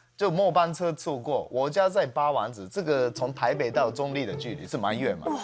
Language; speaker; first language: Chinese; non-native, fluent; Japanese